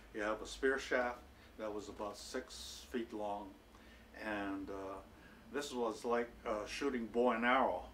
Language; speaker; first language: English; native; English